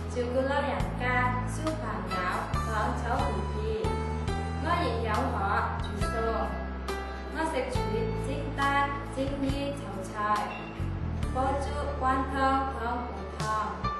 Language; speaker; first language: Cantonese; non-native, learner; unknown